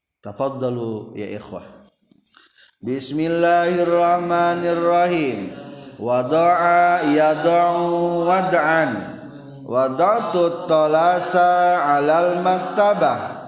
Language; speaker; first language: Arabic; non-native, fluent; Indonesian